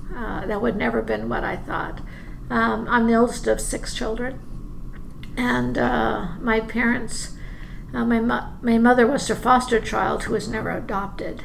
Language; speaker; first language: English; native; English